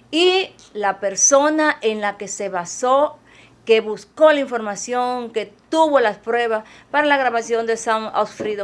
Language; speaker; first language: Spanish; native; Spanish